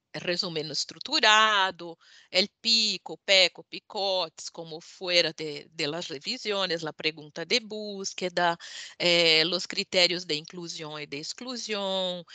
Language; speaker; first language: Spanish; non-native, learner; Portuguese